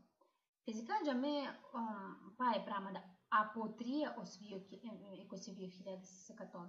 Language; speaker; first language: Greek; non-native, learner; Russian